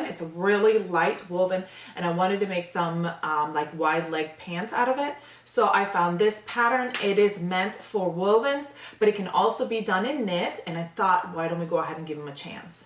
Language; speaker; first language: English; native; English